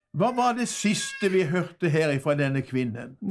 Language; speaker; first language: Norwegian; native; Norwegian